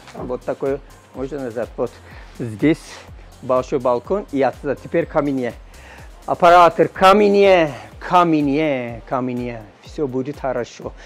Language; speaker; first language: Russian; non-native, learner; Turkish